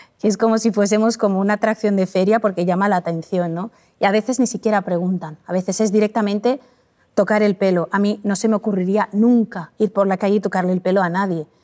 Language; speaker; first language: Spanish; early bilingual, other home language; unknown